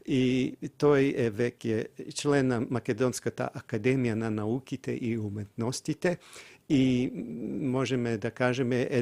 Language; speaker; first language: Macedonian; non-native, fluent; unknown